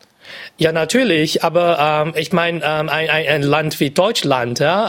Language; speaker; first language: German; non-native, fluent; Cantonese